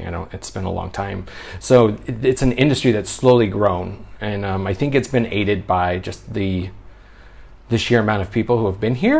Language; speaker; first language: English; native; English